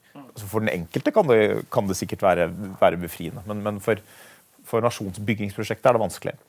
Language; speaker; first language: Norwegian; native; Norwegian